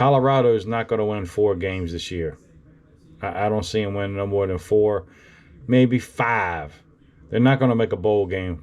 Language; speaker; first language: English; native; English